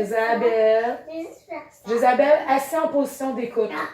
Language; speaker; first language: French; native; French